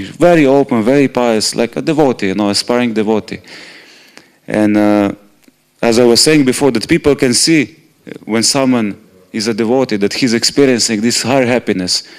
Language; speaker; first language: English; non-native, fluent; Slovenian